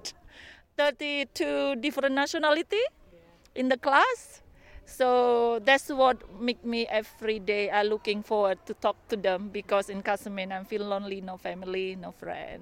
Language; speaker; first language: English; non-native, learner; Indonesian